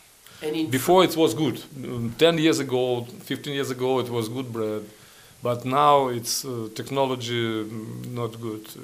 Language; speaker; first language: English; non-native, learner; Ukrainian